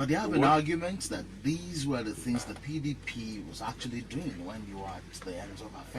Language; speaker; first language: English; non-native, local second language; Yoruba